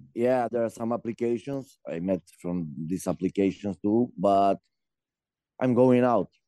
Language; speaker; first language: English; non-native, learner; Macedonian